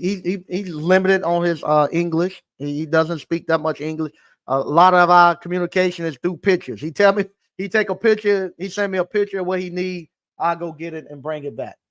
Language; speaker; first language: English; native; English